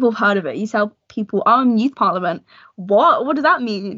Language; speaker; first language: English; native; English